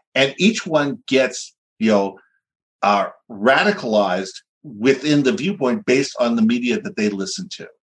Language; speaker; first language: English; native; English